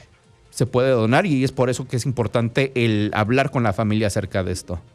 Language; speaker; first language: Spanish; native; Spanish